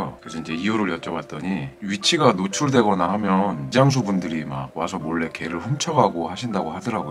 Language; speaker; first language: Korean; native; Korean